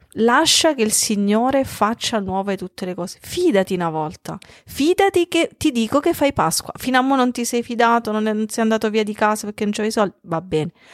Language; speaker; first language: Italian; native; Italian